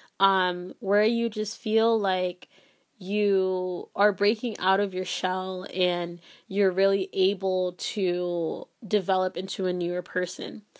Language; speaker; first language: English; early bilingual, other home language; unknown